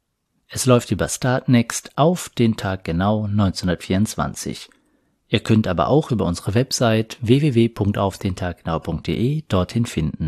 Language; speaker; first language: German; native; German